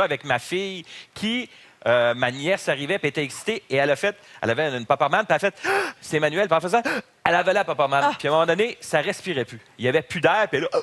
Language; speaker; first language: French; native; French